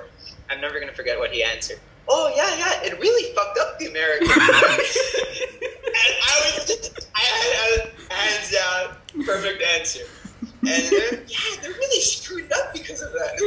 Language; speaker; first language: English; non-native, fluent; Spanish